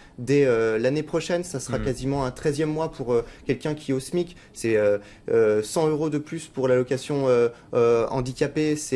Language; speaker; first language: French; native; French